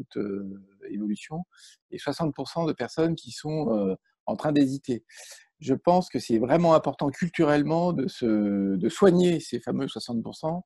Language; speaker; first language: French; native; French